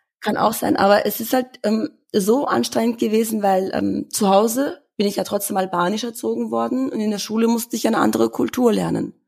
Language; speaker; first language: German; early bilingual, other home language; Albanian